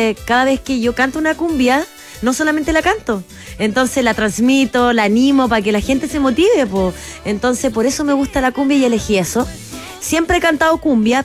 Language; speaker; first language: Spanish; native; Spanish